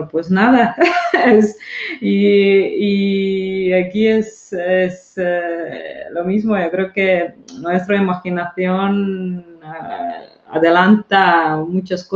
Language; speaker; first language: Spanish; non-native, fluent; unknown